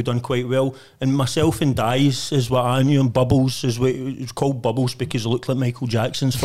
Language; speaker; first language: English; native; English